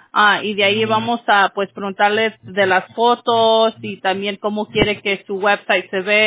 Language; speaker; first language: Spanish; early bilingual, heritage; Spanish